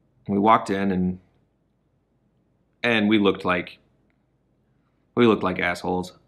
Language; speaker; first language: English; native; English